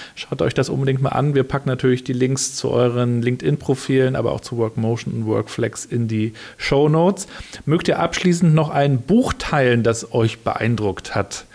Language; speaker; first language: German; native; German